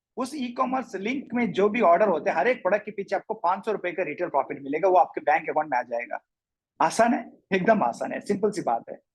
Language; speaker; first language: Hindi; non-native, local second language; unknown